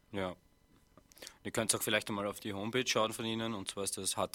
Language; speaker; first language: German; native; German